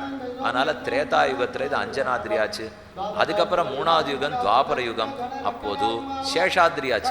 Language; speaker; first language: Tamil; native; Tamil